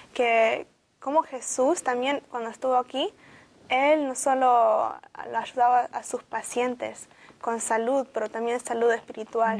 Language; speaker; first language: Spanish; early bilingual, heritage; Spanish